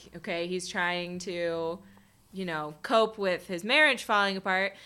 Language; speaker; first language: English; native; English